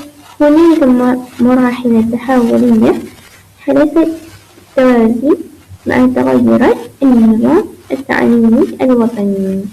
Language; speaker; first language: Arabic; non-native, learner; Malay